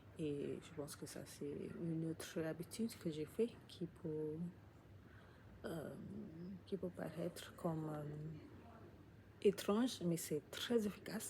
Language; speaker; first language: French; non-native, learner; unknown